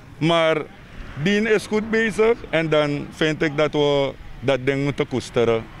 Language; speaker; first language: Dutch; native; Dutch